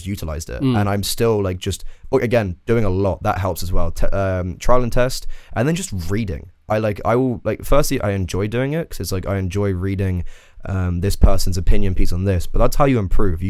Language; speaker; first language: English; native; English